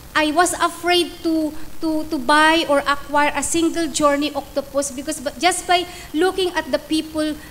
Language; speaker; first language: English; non-native, local second language; Iloko